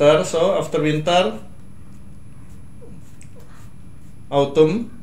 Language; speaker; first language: English; non-native, learner; Indonesian